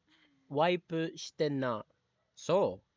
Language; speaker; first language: Japanese; non-native, learner; Filipino